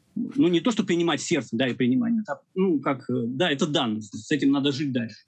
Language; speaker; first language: Russian; native; Russian